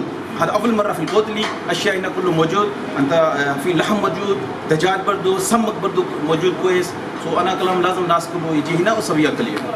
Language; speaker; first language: Arabic; non-native, learner; Urdu